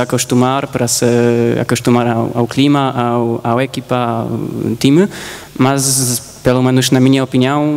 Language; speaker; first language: Portuguese; non-native, learner; Polish